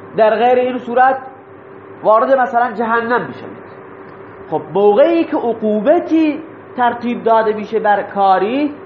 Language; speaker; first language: Persian; non-native, local second language; Baluchi